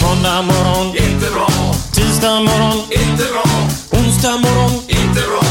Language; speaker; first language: Swedish; native; Swedish